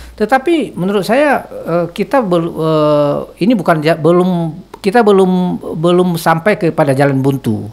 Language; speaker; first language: Indonesian; non-native, local second language; Achinese